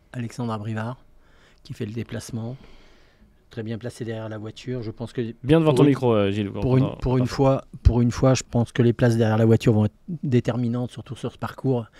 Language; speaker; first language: French; native; French